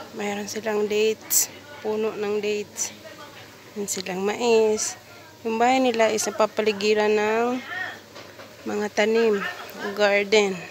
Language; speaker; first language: Filipino; non-native, local second language; Cebuano